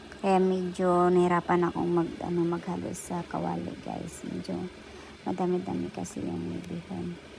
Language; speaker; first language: Filipino; non-native, local second language; Cebuano